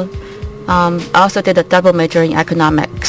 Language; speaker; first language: English; non-native, fluent; Chinese